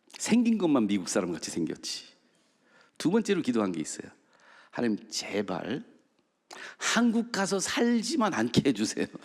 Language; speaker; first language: Korean; early bilingual, heritage; Korean